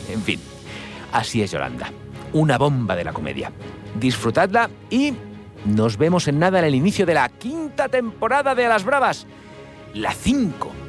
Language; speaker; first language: Spanish; native; Spanish